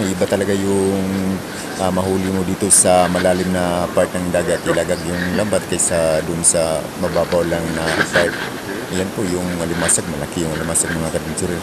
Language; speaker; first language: Filipino; non-native, local second language; Cebuano